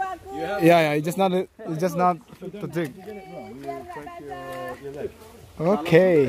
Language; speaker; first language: English; non-native, learner; Indonesian